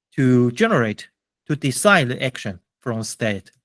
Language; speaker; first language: English; non-native, fluent; Chinese